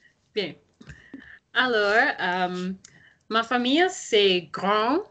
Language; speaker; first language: French; non-native, learner; English